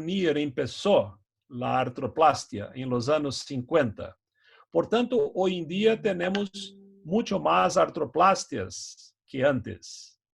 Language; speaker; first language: Spanish; non-native, fluent; Portuguese